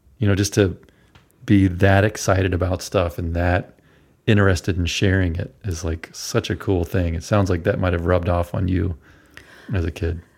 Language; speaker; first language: English; native; English